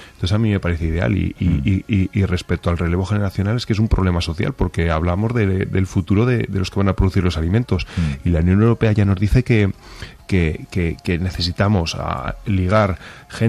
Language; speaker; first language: Spanish; native; Spanish